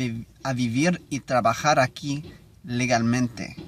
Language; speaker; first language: Spanish; non-native, learner; English